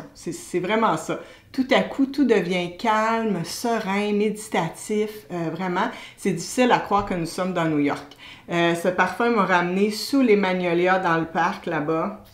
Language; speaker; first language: French; native; French